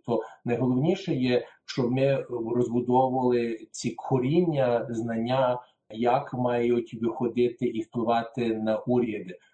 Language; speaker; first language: Ukrainian; early bilingual, heritage; Ukrainian